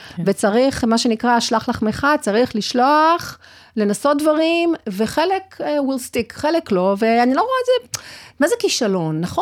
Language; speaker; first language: Hebrew; early bilingual, other home language; English